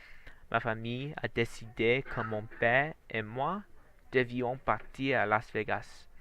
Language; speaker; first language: French; non-native, learner; Vietnamese